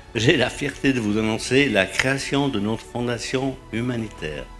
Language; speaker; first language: French; native; French